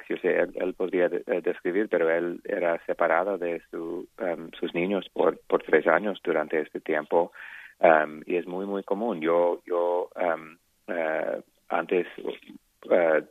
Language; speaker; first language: Spanish; non-native, learner; English